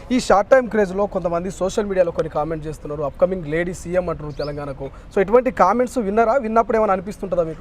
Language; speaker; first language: Telugu; native; Telugu